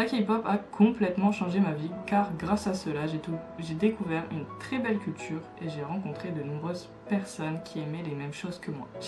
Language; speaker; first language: French; native; French